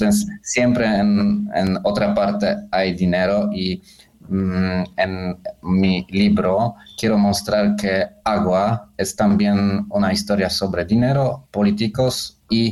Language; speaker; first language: Spanish; non-native, fluent; Polish